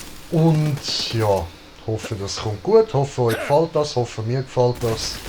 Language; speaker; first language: German; native; German